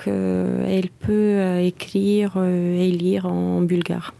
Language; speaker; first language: French; non-native, fluent; Bulgarian